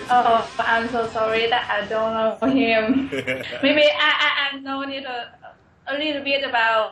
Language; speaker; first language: English; non-native, learner; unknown